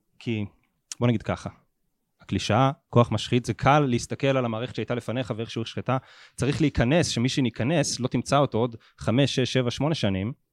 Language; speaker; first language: Hebrew; native; Hebrew